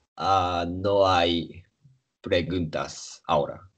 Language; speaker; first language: Spanish; non-native, learner; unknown